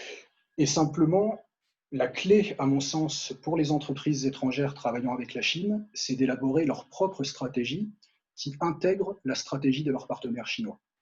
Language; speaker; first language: French; native; French